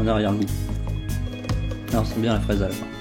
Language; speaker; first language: French; native; French